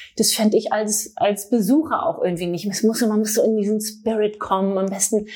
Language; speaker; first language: German; native; German